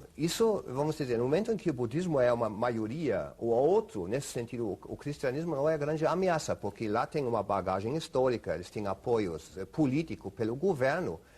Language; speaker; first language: Portuguese; non-native, fluent; German